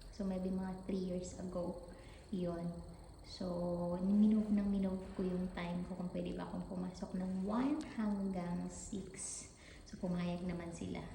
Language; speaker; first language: Filipino; native; Filipino